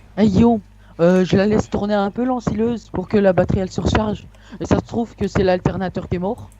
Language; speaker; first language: French; native; French